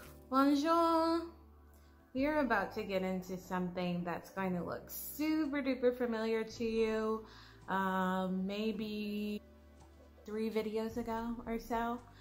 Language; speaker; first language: English; native; English